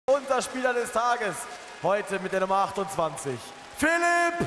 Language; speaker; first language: German; native; German